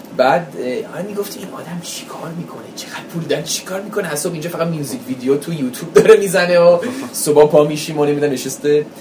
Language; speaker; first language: Persian; early bilingual, heritage; Persian